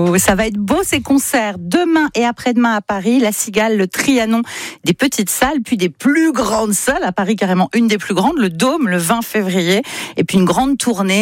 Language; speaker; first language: French; native; French